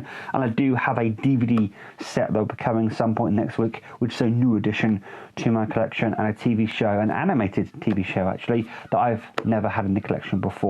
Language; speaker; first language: English; native; English